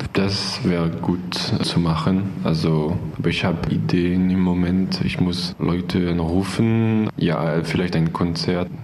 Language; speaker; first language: German; non-native, learner; French